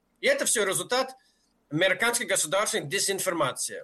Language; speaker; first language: Russian; non-native, fluent; English